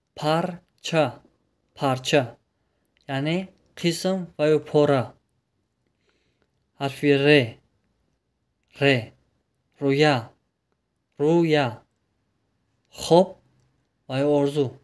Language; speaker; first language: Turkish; non-native, fluent; Tajik